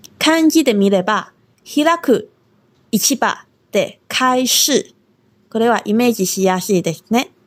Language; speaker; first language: Japanese; non-native, fluent; Chinese